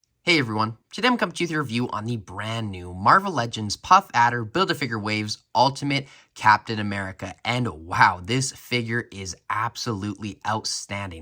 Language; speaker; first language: English; native; English